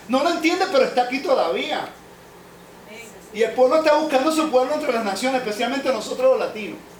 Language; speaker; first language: Spanish; native; Spanish